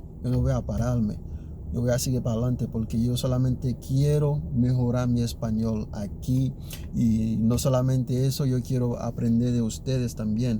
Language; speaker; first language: Spanish; early bilingual, other home language; Haitian Creole